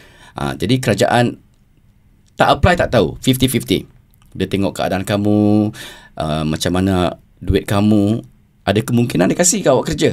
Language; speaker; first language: Malay; native; Malay